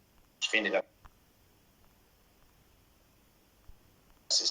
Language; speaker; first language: German; non-native, fluent; English